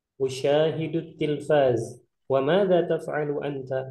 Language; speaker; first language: Arabic; non-native, fluent; Indonesian